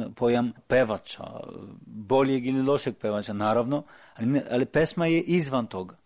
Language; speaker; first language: Serbian; non-native, fluent; Albanian